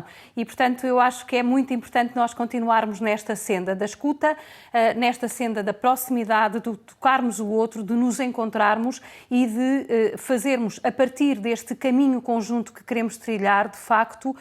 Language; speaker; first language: Portuguese; native; Portuguese